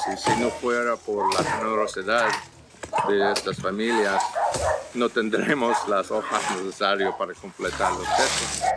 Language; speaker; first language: Spanish; non-native, fluent; English